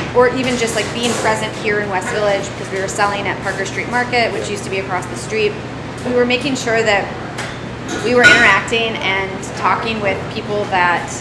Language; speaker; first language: English; native; English